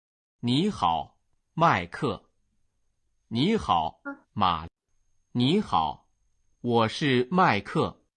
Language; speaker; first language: Chinese; non-native, learner; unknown